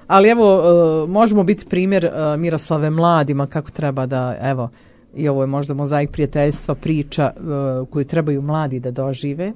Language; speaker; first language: Croatian; native; Croatian